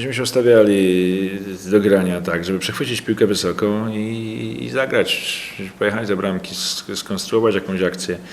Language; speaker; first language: Polish; native; Polish